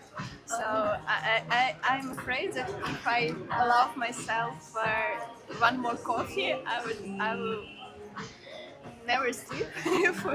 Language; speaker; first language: English; non-native, learner; Ukrainian